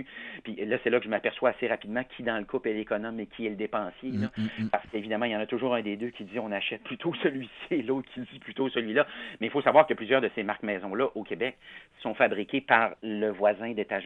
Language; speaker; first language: French; native; French